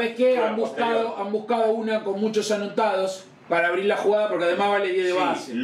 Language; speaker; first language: Spanish; native; Spanish